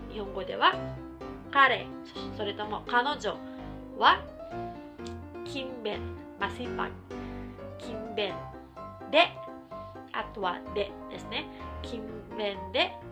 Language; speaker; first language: Japanese; non-native, local second language; Filipino